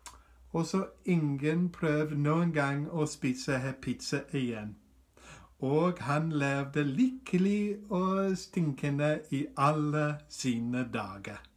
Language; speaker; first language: Norwegian; non-native, fluent; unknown